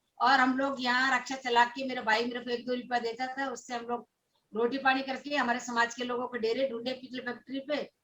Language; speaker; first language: Hindi; non-native, local second language; Rajasthani